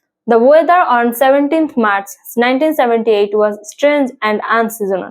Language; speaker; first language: English; non-native, local second language; Bangla